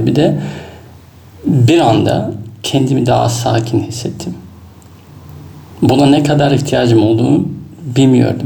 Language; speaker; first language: Turkish; non-native, fluent; Russian